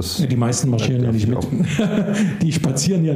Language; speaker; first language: German; native; German